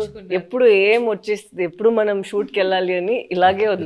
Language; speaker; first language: Telugu; non-native, fluent; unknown